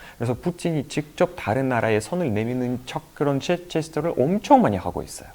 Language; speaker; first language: Korean; non-native, fluent; Russian